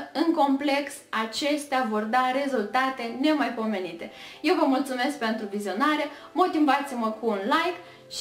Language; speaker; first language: Romanian; native; Romanian